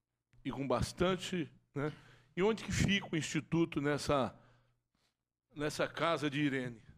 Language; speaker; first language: Portuguese; native; Portuguese